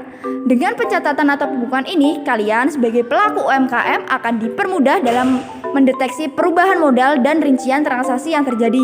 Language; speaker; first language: Indonesian; native; Indonesian